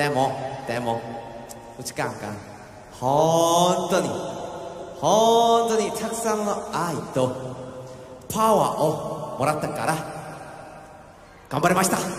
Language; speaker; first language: Japanese; non-native, learner; Korean